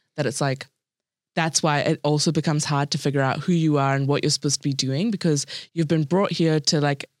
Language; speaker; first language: English; native; English